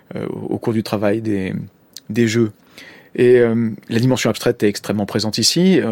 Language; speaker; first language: French; native; French